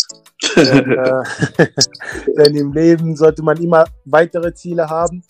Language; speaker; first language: German; early bilingual, other home language; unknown